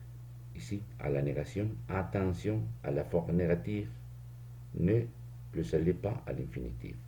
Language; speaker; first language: French; non-native, fluent; Spanish